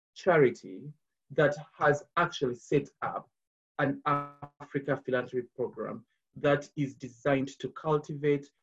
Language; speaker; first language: English; non-native, local second language; Ganda